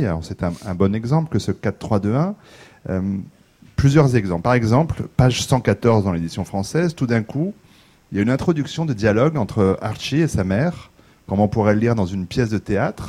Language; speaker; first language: French; native; French